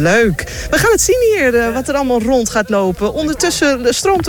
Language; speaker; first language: Dutch; native; Dutch